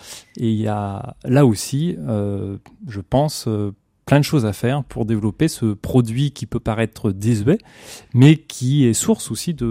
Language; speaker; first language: French; native; French